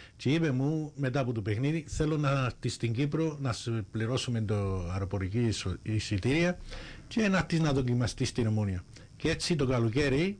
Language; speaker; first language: Greek; early bilingual, heritage; Greek